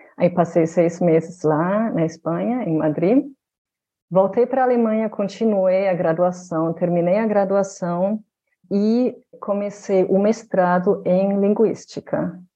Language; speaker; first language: Portuguese; non-native, fluent; German